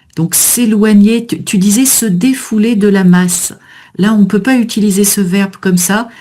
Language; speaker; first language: French; native; French